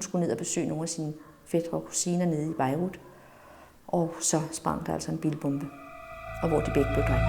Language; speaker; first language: Danish; native; Danish